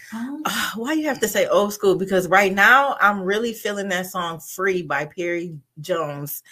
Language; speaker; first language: English; native; English